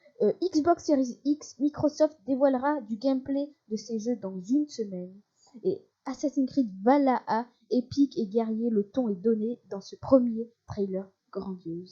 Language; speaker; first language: French; native; French